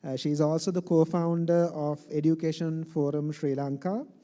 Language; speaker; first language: English; non-native, local second language; Sinhala